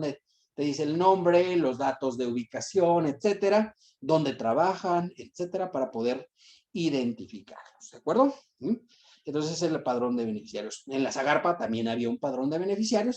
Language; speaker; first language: Spanish; native; Spanish